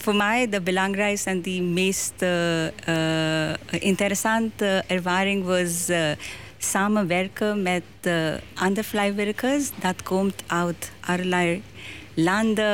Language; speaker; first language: Dutch; non-native, learner; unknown